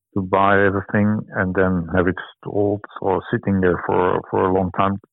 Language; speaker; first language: English; non-native, fluent; Dutch